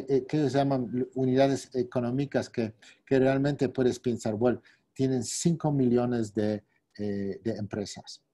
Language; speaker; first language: Spanish; non-native, fluent; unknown